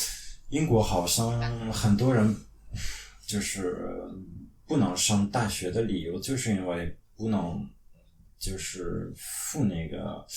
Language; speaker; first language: Chinese; non-native, fluent; French